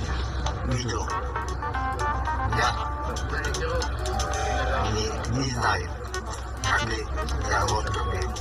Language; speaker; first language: Russian; non-native, learner; Uzbek